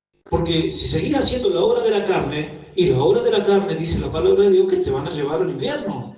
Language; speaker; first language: Spanish; native; Spanish